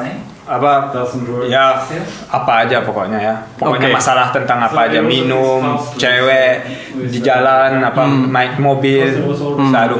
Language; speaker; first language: Indonesian; early bilingual, heritage; German